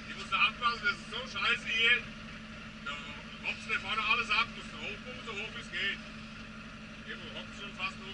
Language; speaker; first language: German; native; German